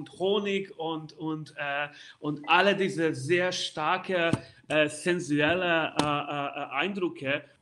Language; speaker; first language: German; non-native, fluent; Hungarian